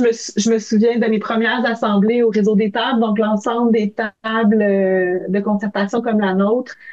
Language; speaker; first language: French; native; French